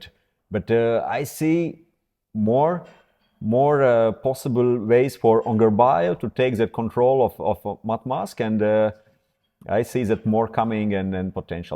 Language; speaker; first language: English; non-native, fluent; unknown